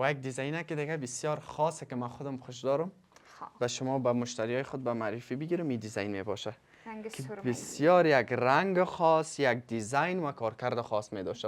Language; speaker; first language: Persian; native; Persian